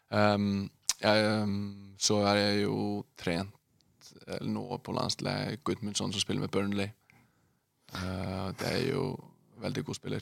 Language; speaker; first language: Norwegian; non-native, fluent; Icelandic